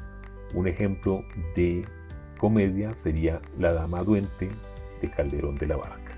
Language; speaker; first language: Spanish; native; Spanish